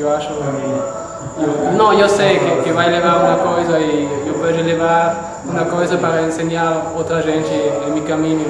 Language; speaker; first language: Portuguese; non-native, learner; German